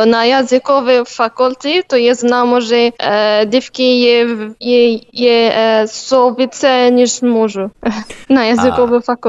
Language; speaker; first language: Czech; non-native, learner; Arabic